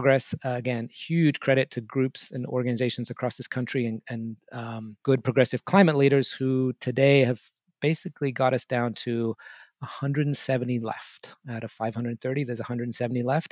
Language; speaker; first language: English; native; English